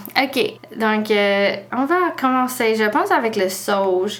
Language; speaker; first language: French; non-native, learner; English